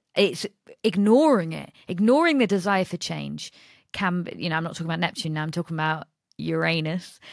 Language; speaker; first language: English; native; English